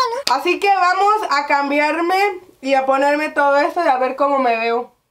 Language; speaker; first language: Spanish; early bilingual, heritage; Spanish